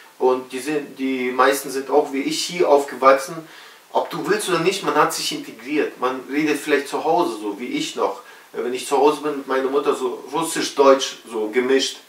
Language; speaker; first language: German; early bilingual, other home language; Russian